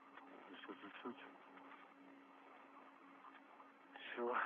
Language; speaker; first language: Russian; native; Russian